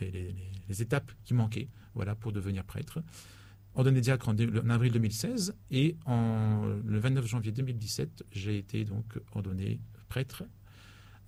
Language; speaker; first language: French; native; French